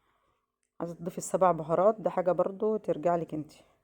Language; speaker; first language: Arabic; native; Arabic